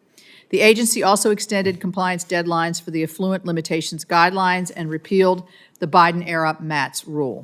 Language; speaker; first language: English; native; English